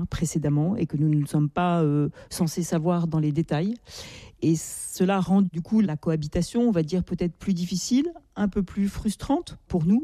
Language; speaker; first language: French; native; French